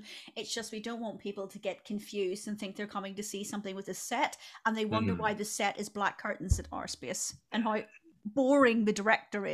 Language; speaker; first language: English; native; English